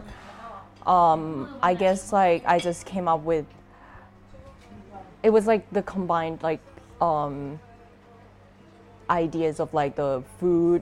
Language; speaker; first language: English; non-native, fluent; Thai